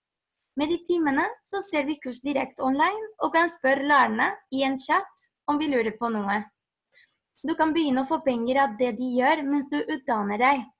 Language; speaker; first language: Norwegian; non-native, fluent; Spanish